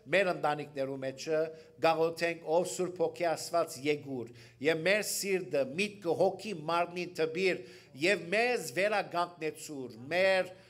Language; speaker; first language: Armenian; early bilingual, heritage; Armenian